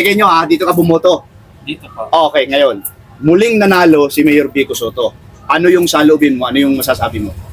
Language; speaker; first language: Filipino; native; Filipino